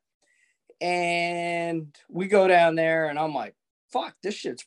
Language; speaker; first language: English; native; English